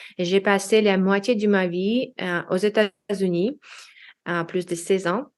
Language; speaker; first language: French; non-native, learner; Russian